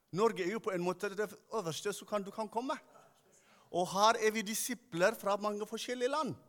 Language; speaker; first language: Norwegian; non-native, fluent; Tigrinya